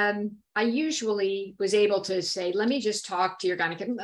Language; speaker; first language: English; native; English